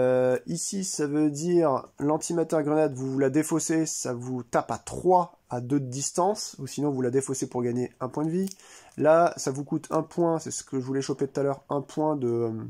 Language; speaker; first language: French; native; French